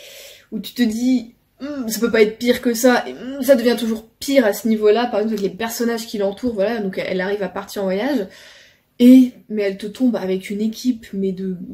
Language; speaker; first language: French; native; French